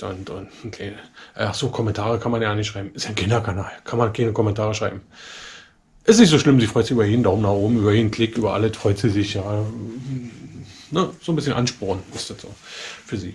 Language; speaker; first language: German; native; German